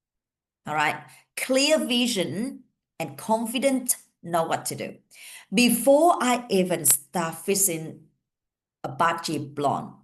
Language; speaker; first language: English; non-native, fluent; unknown